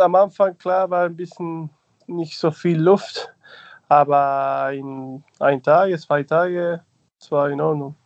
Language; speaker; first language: German; non-native, fluent; Spanish